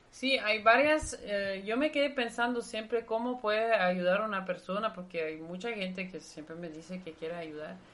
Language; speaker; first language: Spanish; non-native, fluent; Dutch